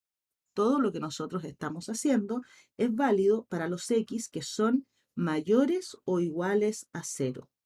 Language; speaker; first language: Spanish; native; Spanish